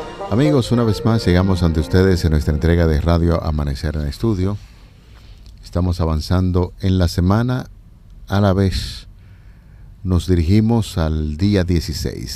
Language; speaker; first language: Spanish; native; Spanish